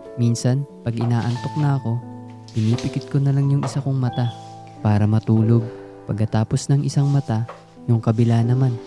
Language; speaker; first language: Filipino; native; Filipino